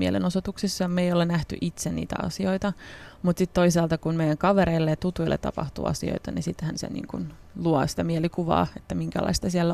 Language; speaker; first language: Finnish; early bilingual, other home language; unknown